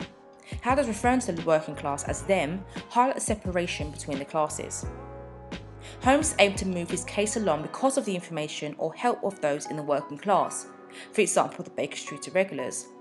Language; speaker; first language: English; native; English